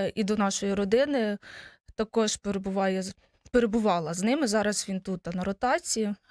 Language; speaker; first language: Ukrainian; native; Ukrainian